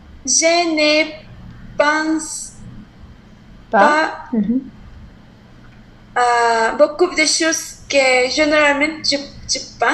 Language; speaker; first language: French; non-native, learner; Spanish